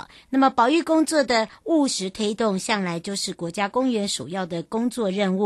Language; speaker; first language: Chinese; native; Chinese